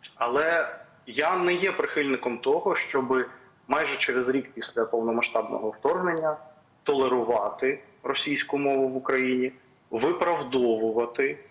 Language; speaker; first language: Ukrainian; non-native, local second language; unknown